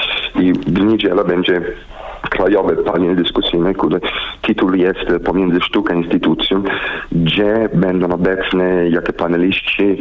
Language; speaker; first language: Polish; non-native, learner; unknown